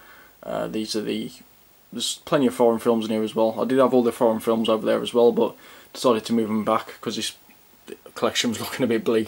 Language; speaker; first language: English; native; English